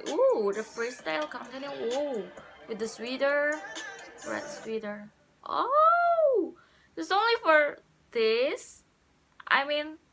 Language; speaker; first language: English; non-native, learner; Indonesian